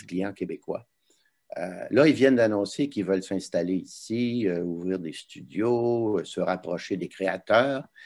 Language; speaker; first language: French; native; French